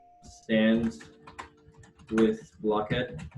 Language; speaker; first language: English; native; English